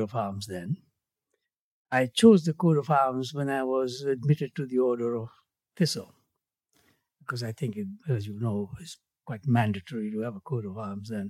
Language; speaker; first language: English; non-native, local second language; Gujarati